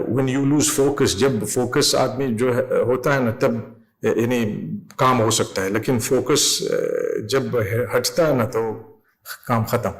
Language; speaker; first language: Urdu; non-native, fluent; English